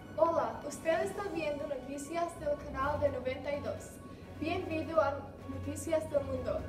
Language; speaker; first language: Spanish; non-native, learner; English